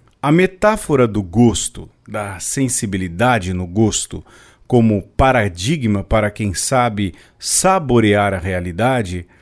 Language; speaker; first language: Portuguese; native; Portuguese